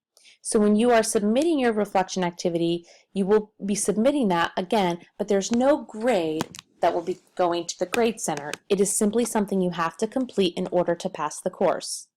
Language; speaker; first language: English; native; English